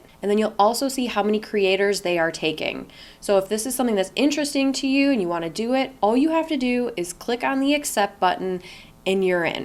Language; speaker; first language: English; native; English